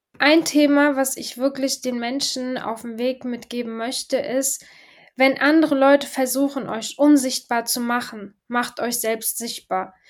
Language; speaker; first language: German; early bilingual, other home language; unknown